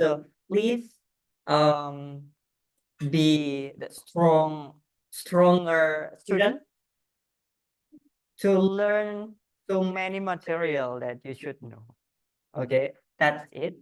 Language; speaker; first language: English; non-native, learner; Indonesian